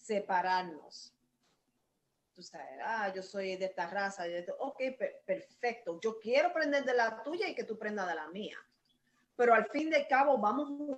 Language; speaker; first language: Spanish; early bilingual, heritage; Spanish